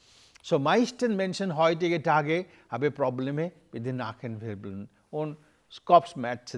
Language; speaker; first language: German; non-native, learner; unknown